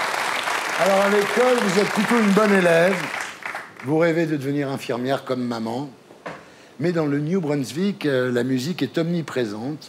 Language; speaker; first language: French; native; French